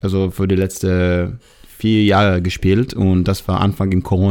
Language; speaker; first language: German; non-native, learner; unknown